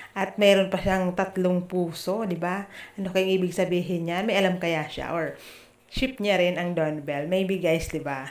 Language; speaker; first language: Filipino; native; Filipino